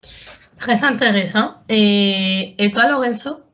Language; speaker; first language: French; non-native, learner; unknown